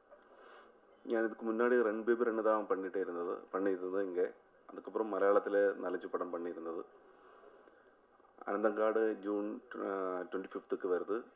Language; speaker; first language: Tamil; non-native, learner; Malayalam